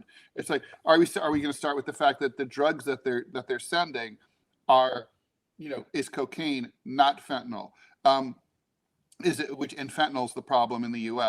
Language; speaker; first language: English; native; English